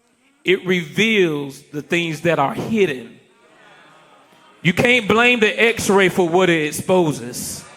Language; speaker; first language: English; native; English